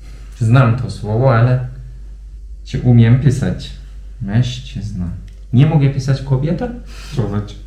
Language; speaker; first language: Polish; non-native, fluent; Turkish